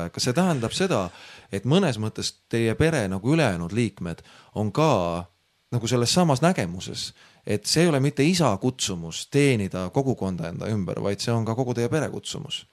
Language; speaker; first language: Estonian; native; Estonian